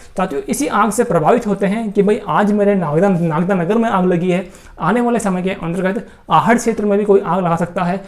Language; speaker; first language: Hindi; native; Hindi